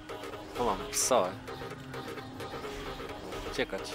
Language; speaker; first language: Polish; native; Polish